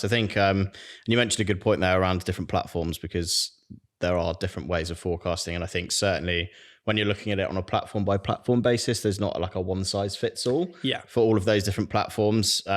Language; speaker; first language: English; native; English